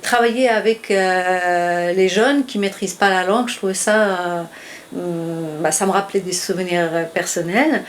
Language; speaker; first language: French; non-native, fluent; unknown